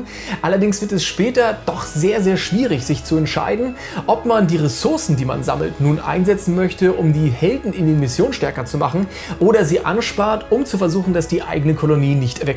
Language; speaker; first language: German; native; German